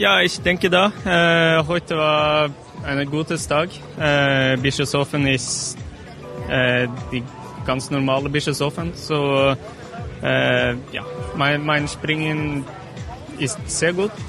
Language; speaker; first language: German; non-native, learner; Norwegian